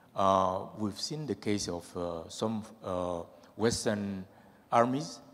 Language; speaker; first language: English; non-native, fluent; French